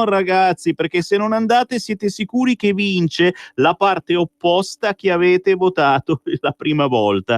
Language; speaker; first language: Italian; native; Italian